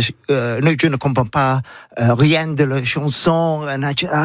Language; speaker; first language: French; non-native, learner; English